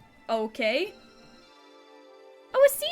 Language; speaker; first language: English; native; English